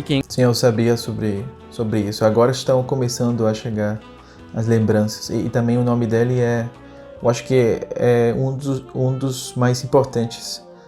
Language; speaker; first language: Portuguese; non-native, fluent; Spanish